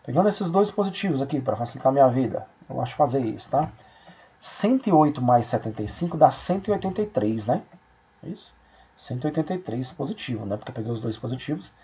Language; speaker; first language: Portuguese; native; Portuguese